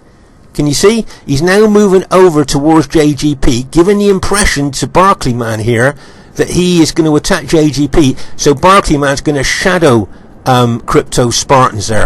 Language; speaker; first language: English; native; English